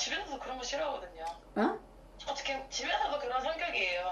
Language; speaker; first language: Korean; native; Korean